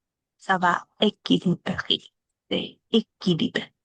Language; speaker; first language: French; non-native, learner; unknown